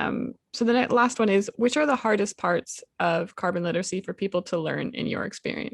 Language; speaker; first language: English; native; English